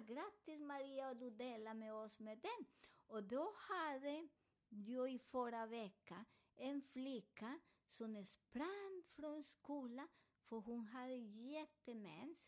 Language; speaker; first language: Swedish; non-native, fluent; Spanish